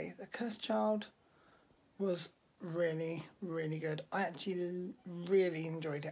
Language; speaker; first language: English; native; English